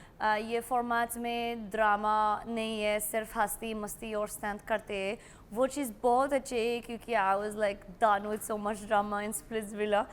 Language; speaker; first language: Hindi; non-native, learner; Arabic